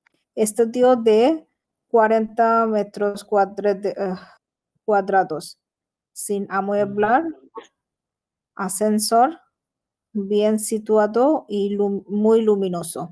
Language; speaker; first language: Spanish; non-native, learner; Bangla